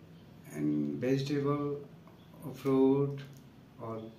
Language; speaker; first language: English; non-native, learner; Nepali